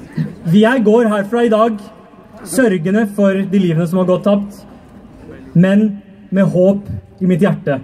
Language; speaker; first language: Norwegian; early bilingual, other home language; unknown